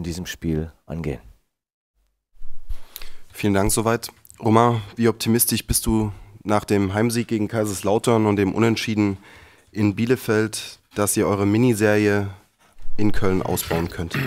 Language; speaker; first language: German; native; German